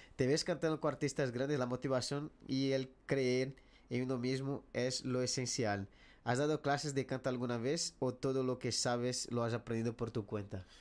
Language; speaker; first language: Spanish; non-native, fluent; Portuguese